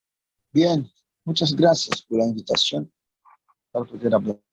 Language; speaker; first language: Spanish; non-native, fluent; Portuguese